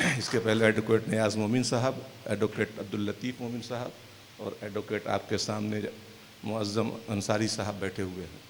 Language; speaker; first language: Urdu; native; Urdu